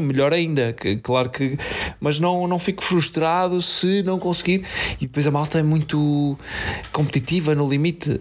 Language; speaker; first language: Portuguese; native; Portuguese